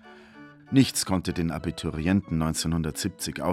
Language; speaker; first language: German; native; German